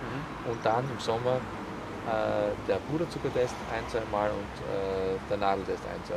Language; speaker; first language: German; native; German